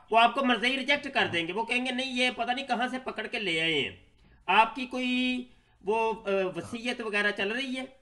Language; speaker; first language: Urdu; native; Urdu